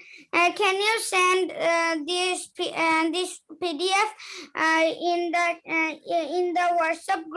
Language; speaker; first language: English; non-native, learner; Bangla